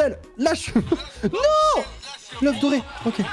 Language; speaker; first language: French; native; French